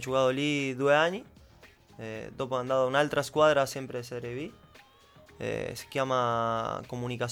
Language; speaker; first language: Italian; non-native, learner; Spanish